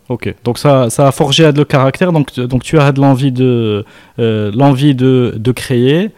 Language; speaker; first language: French; non-native, local second language; Arabic